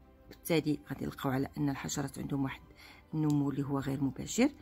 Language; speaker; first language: Arabic; native; Arabic